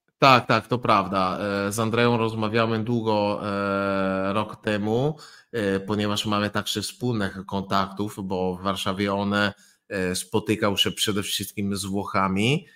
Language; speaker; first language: Polish; non-native, fluent; Italian